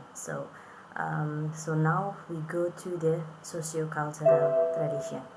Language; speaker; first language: English; non-native, fluent; Indonesian